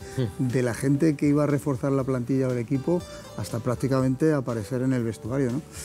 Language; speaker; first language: Spanish; native; Spanish